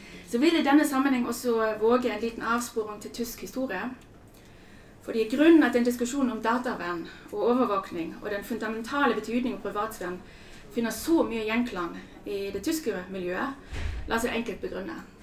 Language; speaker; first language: Norwegian; non-native, fluent; German